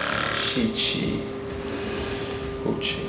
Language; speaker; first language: Chinese; non-native, learner; English